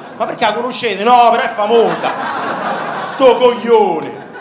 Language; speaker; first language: Italian; native; Italian